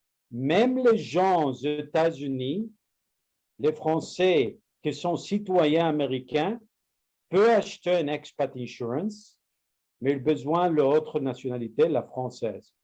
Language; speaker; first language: French; non-native, learner; Spanish